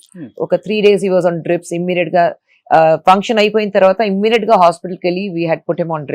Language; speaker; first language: Telugu; non-native, fluent; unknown